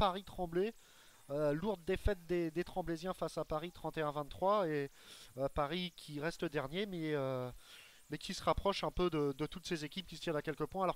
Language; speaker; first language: French; native; French